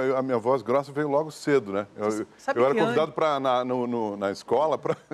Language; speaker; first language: Portuguese; native; Portuguese